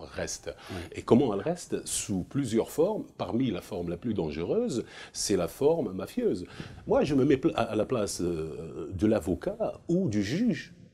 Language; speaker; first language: French; non-native, local second language; Arabic